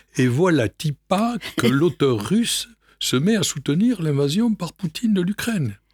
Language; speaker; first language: French; native; French